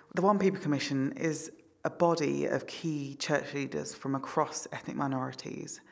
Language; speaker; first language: English; native; English